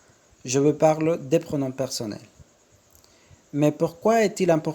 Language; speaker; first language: French; non-native, fluent; Spanish